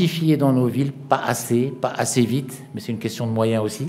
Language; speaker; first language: French; non-native, local second language; Arabic